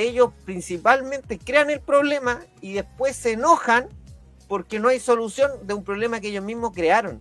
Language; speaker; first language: Spanish; native; Spanish